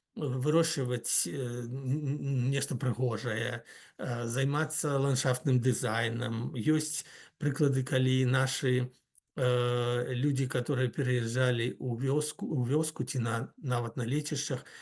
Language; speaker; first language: Belarusian; non-native, local second language; Russian